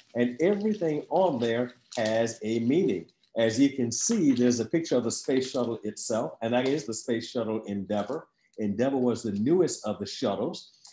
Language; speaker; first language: English; native; English